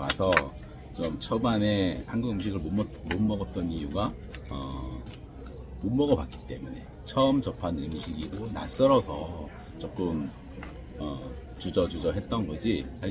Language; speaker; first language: Korean; native; Korean